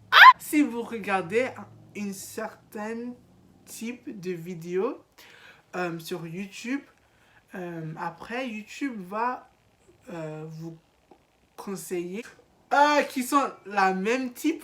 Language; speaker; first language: French; non-native, learner; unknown